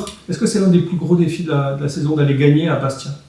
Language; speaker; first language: French; native; French